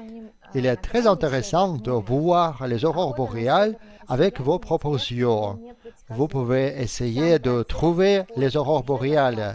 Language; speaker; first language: French; non-native, fluent; Russian